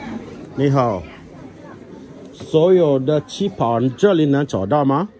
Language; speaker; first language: Chinese; non-native, learner; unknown